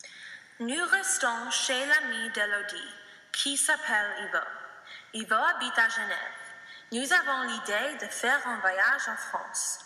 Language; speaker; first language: French; non-native, learner; English